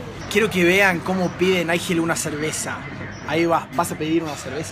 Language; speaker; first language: Spanish; native; Spanish